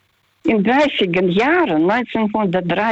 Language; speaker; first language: German; non-native, fluent; Russian